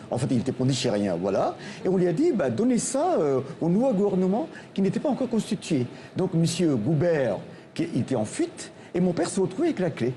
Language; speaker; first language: French; non-native, local second language; Tamil